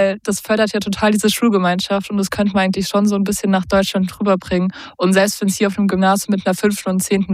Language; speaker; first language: German; native; German